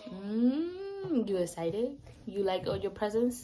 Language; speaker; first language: English; early bilingual, other home language; Spanish